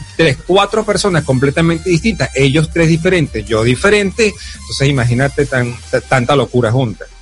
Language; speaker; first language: Spanish; native; Spanish